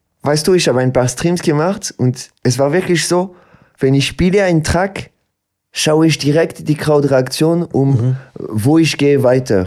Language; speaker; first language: German; non-native, local second language; French